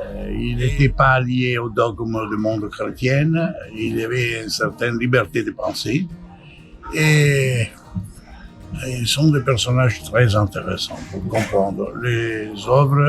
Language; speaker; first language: French; non-native, fluent; Italian